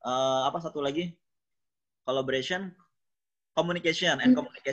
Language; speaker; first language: English; non-native, learner; Indonesian